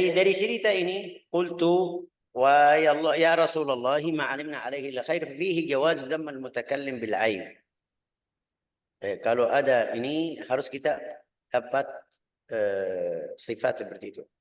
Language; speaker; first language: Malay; non-native, fluent; Arabic